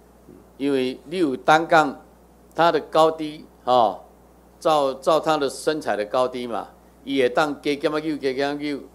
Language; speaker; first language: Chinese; non-native, local second language; Min Nan Chinese